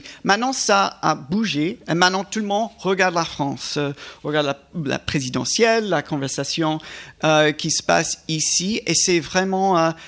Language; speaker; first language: French; non-native, fluent; English